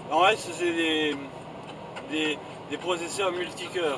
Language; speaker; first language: French; native; French